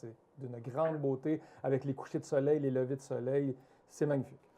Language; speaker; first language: French; native; French